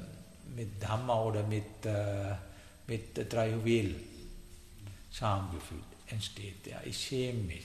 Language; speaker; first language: German; non-native, learner; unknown